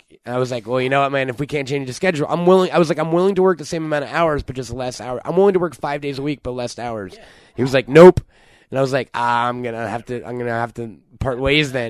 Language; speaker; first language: English; native; English